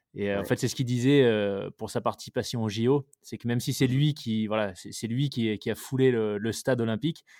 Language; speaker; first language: French; native; French